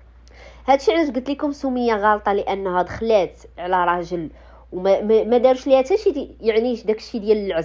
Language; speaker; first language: Arabic; native; Arabic